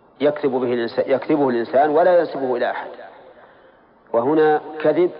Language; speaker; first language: Arabic; native; Arabic